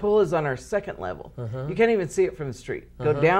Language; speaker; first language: English; native; English